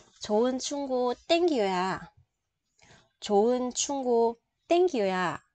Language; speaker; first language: Korean; non-native, fluent; Vietnamese